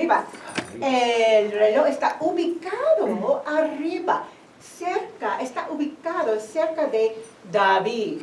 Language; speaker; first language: Spanish; non-native, fluent; English